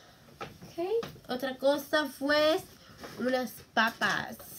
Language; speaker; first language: Spanish; early bilingual, heritage; Spanish